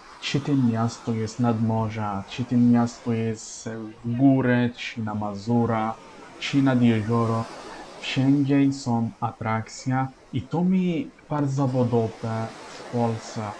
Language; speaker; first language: Polish; non-native, learner; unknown